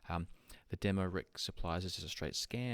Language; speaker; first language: English; native; English